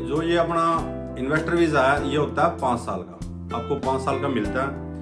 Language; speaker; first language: Hindi; native; Hindi